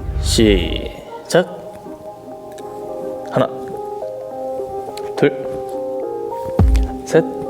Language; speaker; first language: Korean; native; Korean